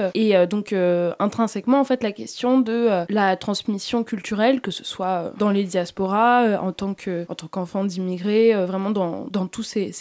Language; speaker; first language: French; native; French